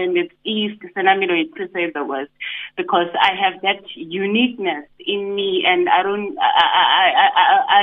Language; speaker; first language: English; non-native, local second language; Zulu